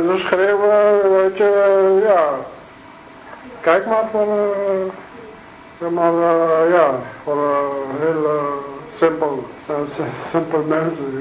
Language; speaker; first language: Dutch; non-native, learner; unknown